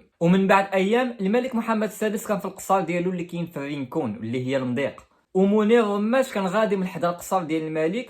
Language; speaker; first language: Arabic; native; Arabic